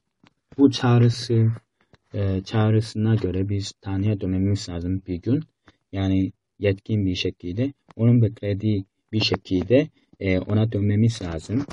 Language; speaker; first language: Turkish; non-native, fluent; Korean